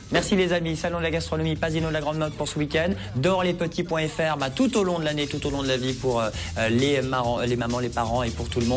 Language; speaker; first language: French; native; French